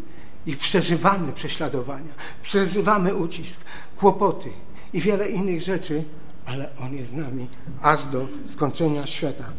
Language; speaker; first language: Polish; native; Polish